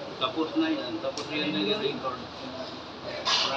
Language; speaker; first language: Filipino; non-native, learner; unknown